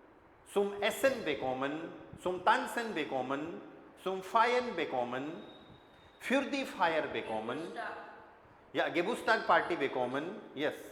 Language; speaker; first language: German; non-native, fluent; Hindi